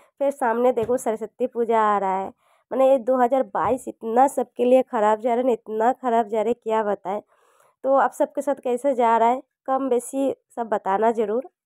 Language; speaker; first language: Hindi; non-native, local second language; Bangla